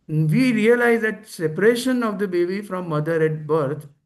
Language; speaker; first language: English; non-native, local second language; Gujarati